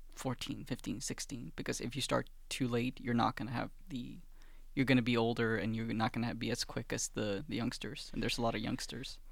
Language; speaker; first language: English; early bilingual, other home language; Swedish